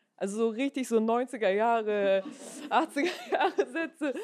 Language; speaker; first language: German; native; German